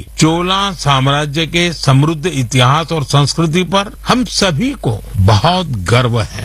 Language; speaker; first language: Hindi; non-native, local second language; Gujarati